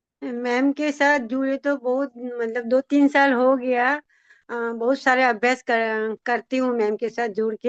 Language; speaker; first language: Hindi; non-native, local second language; Odia